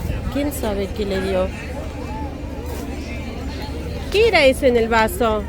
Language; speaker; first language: Spanish; non-native, fluent; Russian